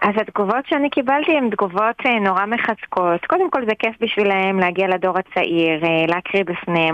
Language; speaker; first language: Hebrew; native; Hebrew